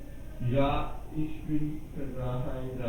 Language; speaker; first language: German; non-native, learner; Urdu